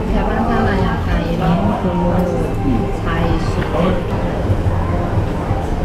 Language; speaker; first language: Korean; non-native, learner; Chinese